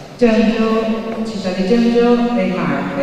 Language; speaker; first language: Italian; non-native, fluent; Chinese